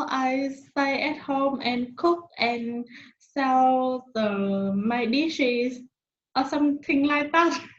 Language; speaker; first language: English; non-native, learner; Vietnamese